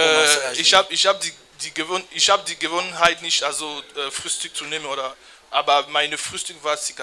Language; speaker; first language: German; non-native, learner; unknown